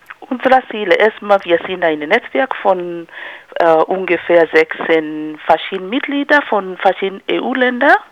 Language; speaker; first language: German; non-native, fluent; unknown